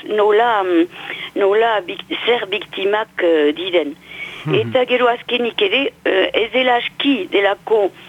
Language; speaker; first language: Basque; native; Basque